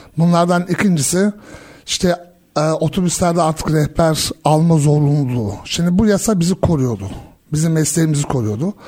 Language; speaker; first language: Turkish; early bilingual, heritage; Turkish